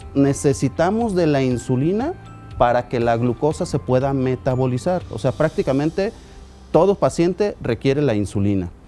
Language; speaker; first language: Spanish; native; Spanish